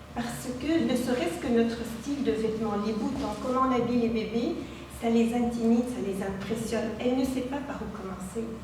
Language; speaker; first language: French; non-native, local second language; Arabic